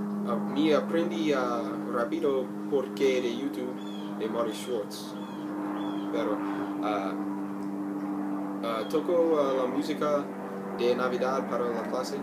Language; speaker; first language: Spanish; non-native, learner; English